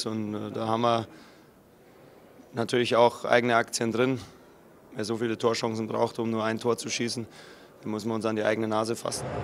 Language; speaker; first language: German; native; German